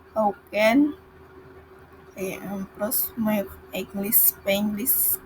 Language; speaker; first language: English; non-native, learner; Indonesian